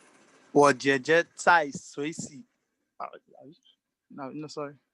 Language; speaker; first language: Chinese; non-native, learner; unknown